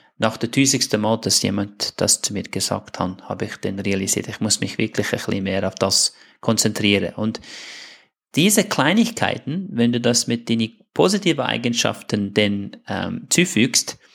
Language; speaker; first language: German; non-native, fluent; English